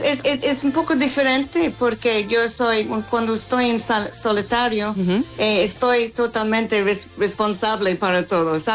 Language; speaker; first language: Spanish; non-native, fluent; English